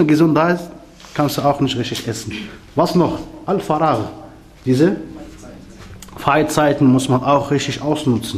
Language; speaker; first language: German; non-native, learner; Arabic